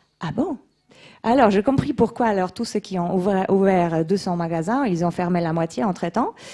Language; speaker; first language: French; non-native, fluent; Polish